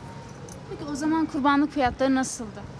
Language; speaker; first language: Turkish; native; Turkish